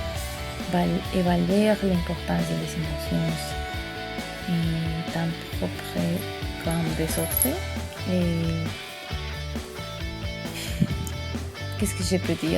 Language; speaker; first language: French; non-native, learner; Spanish